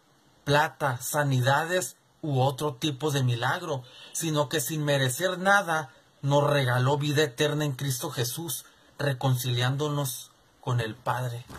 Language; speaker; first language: Spanish; native; Spanish